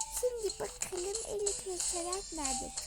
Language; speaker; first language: Turkish; early bilingual, other home language; Arabic